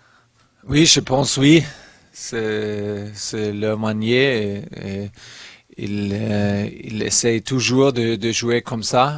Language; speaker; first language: French; non-native, learner; German